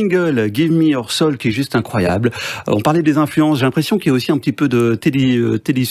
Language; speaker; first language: French; native; French